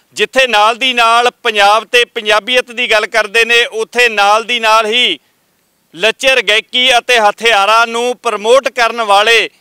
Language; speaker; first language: Punjabi; native; Punjabi